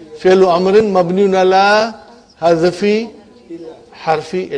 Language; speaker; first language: Arabic; non-native, fluent; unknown